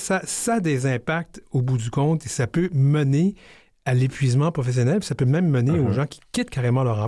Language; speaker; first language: French; native; French